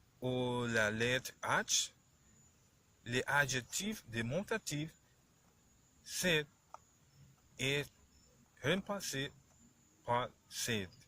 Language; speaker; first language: French; non-native, learner; Spanish